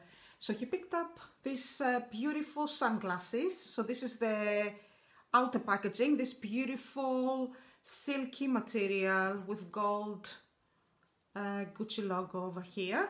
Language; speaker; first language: English; non-native, fluent; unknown